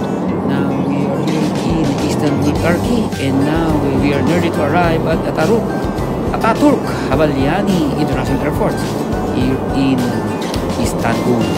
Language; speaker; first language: English; non-native, learner; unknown